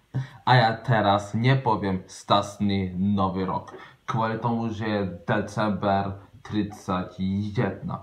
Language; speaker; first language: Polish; non-native, learner; Slovak